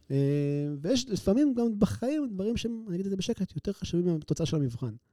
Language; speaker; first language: Hebrew; native; Hebrew